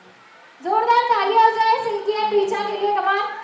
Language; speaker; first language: Hindi; native; Hindi